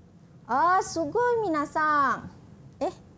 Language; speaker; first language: Japanese; non-native, fluent; Malay